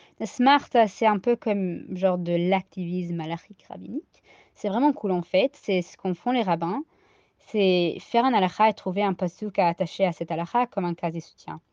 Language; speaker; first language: French; non-native, fluent; English